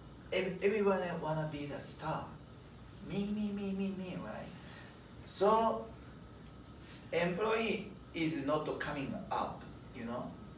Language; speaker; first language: English; non-native, learner; Japanese